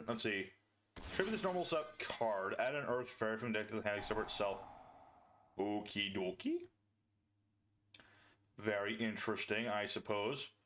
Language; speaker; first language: English; native; English